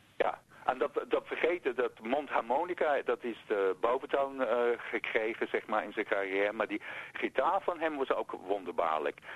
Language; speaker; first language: Dutch; non-native, fluent; English